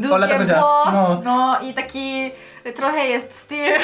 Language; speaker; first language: Polish; non-native, learner; Korean